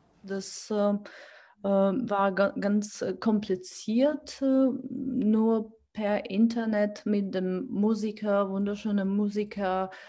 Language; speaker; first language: German; non-native, fluent; Georgian